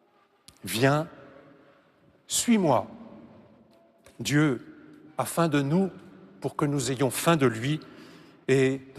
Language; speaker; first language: French; native; French